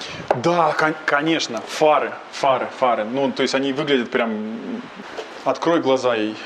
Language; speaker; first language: Russian; native; Russian